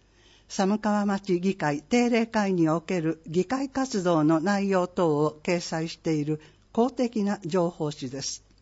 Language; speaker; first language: Japanese; native; Japanese